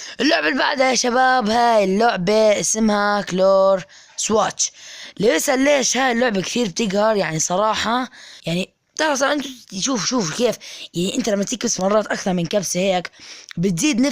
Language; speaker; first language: Arabic; native; Arabic